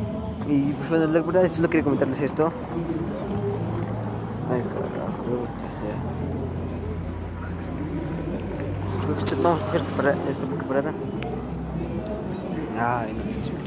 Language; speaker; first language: Spanish; native; Spanish